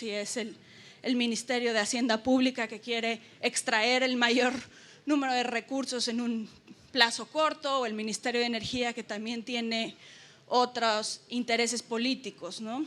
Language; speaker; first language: Spanish; native; Spanish